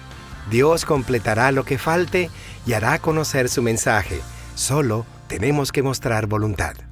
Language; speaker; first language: Spanish; native; Spanish